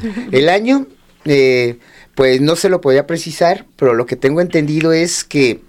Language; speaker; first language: Spanish; native; Spanish